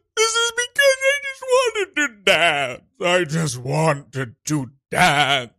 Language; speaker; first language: English; native; English